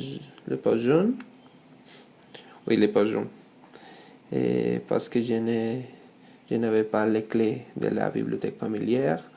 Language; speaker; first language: French; non-native, learner; Spanish